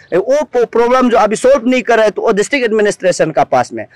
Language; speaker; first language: Hindi; non-native, local second language; Nyishi